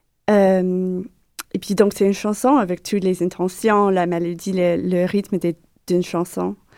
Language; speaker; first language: French; non-native, learner; English